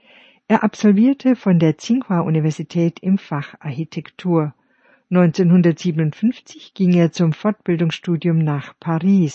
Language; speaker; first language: German; native; German